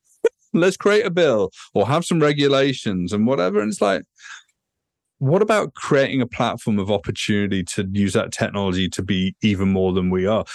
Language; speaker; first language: English; native; English